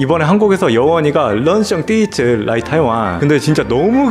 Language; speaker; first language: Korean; native; Korean